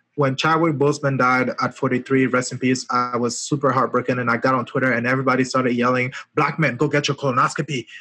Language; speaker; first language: English; non-native, local second language; French